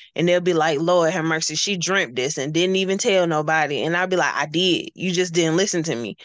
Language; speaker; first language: English; native; English